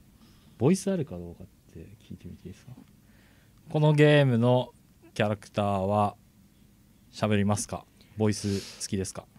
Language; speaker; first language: Japanese; native; Japanese